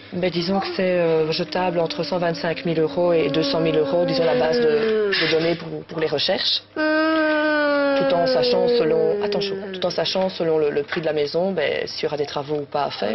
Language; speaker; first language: French; native; French